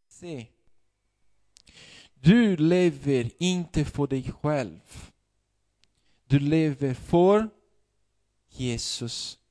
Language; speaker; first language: Swedish; non-native, fluent; Portuguese